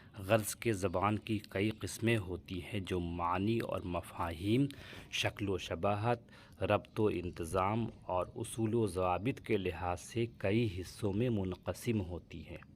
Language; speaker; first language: Urdu; native; Urdu